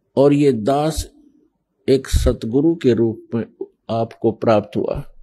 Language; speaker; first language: Hindi; native; Hindi